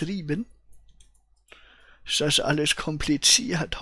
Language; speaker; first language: German; native; German